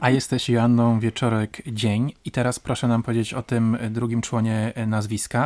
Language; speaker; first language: Polish; native; Polish